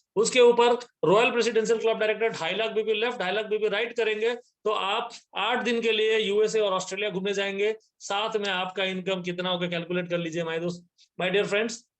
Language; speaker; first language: Hindi; non-native, local second language; Nepali